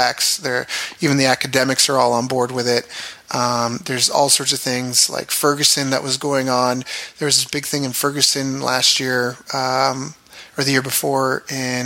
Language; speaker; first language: English; native; English